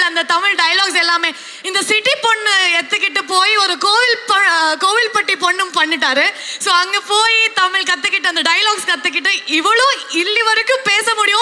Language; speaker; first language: Tamil; non-native, learner; Kannada